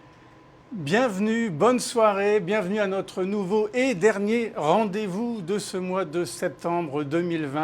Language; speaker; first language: French; native; French